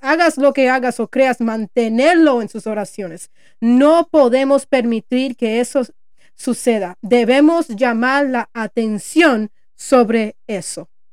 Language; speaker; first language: Spanish; non-native, learner; English